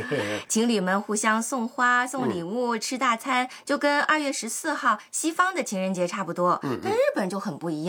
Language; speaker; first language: Chinese; native; Chinese